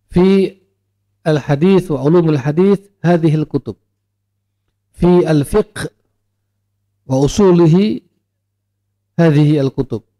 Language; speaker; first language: Arabic; non-native, fluent; Indonesian